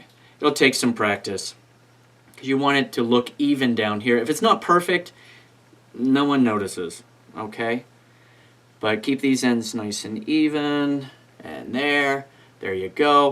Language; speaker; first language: English; native; English